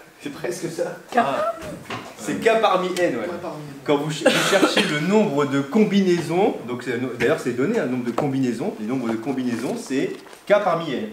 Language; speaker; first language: French; native; French